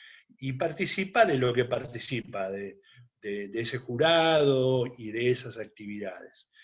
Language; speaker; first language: Spanish; native; Spanish